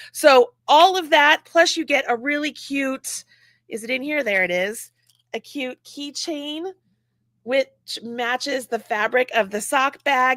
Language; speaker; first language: English; native; English